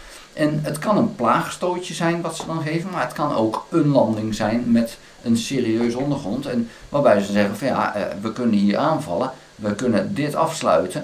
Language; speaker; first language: Dutch; native; Dutch